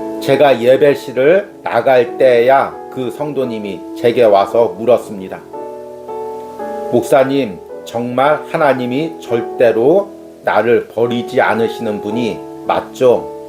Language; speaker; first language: Korean; native; Korean